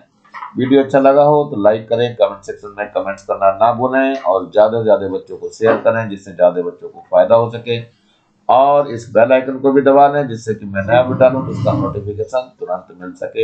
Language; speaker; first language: Hindi; native; Hindi